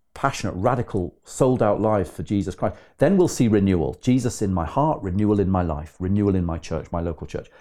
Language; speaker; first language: English; native; English